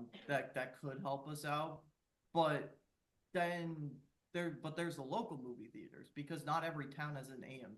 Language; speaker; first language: English; native; English